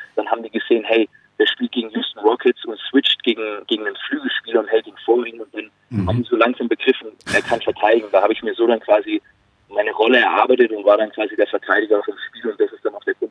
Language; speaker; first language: German; native; German